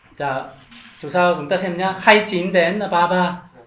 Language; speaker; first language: Vietnamese; non-native, learner; Korean